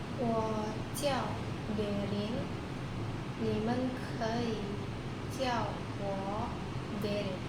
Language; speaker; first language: Chinese; non-native, learner; Indonesian